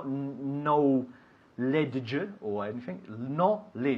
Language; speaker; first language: English; non-native, fluent; Spanish